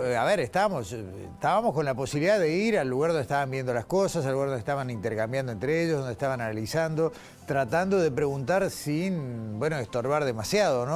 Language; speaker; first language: Spanish; native; Spanish